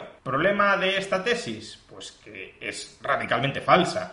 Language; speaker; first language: Spanish; native; Spanish